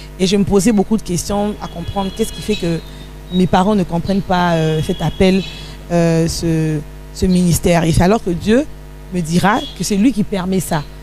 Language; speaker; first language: French; non-native, local second language; Lingala